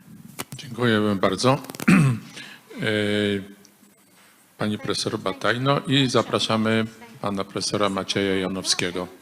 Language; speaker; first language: Polish; native; Polish